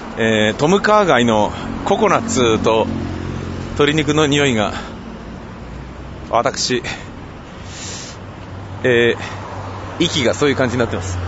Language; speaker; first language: Japanese; native; Japanese